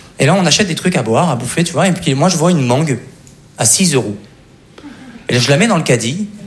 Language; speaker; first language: French; native; French